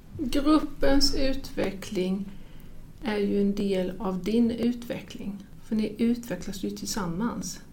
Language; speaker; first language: Swedish; native; Swedish